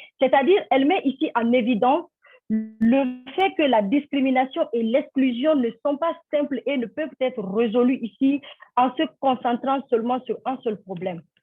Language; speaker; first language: French; non-native, local second language; Fula